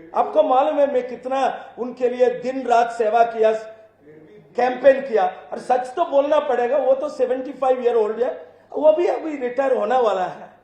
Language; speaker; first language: Hindi; non-native, local second language; Telugu